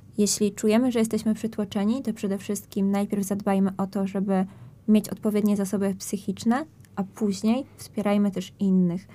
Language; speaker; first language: Polish; native; Polish